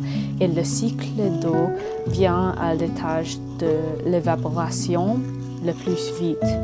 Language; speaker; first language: French; non-native, learner; English